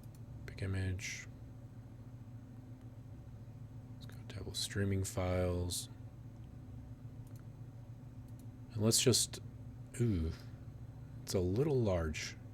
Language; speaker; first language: English; native; English